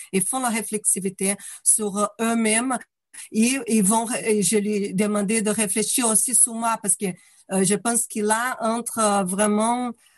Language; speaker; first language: French; non-native, fluent; Portuguese